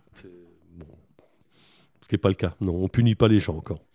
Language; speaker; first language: French; native; French